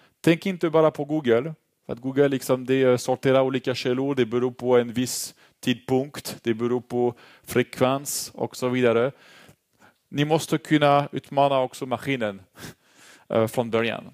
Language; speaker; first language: Swedish; non-native, fluent; French